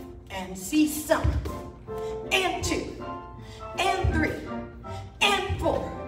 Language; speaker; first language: English; native; English